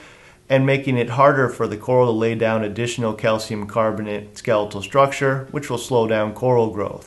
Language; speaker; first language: English; native; English